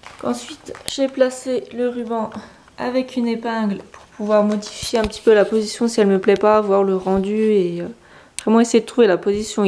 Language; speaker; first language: French; native; French